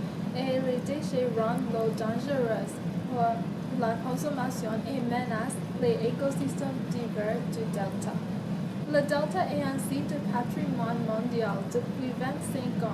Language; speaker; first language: French; non-native, learner; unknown